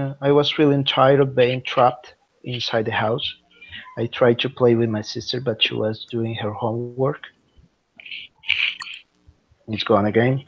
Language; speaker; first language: English; non-native, learner; Spanish